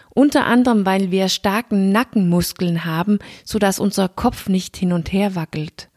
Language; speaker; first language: German; non-native, fluent; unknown